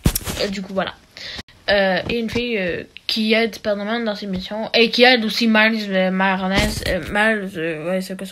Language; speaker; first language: French; native; French